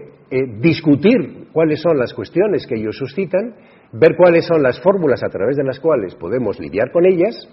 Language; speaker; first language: Spanish; native; Spanish